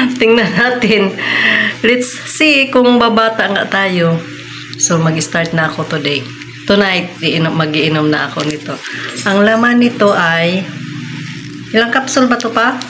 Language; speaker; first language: Filipino; non-native, local second language; Cebuano